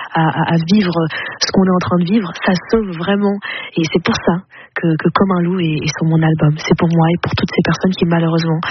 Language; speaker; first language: French; native; French